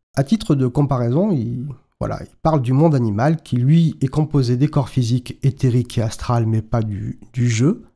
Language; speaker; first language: French; native; French